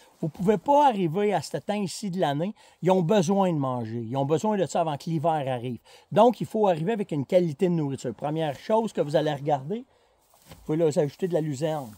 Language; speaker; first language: French; native; French